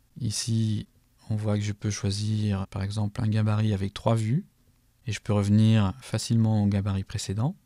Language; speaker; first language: French; native; French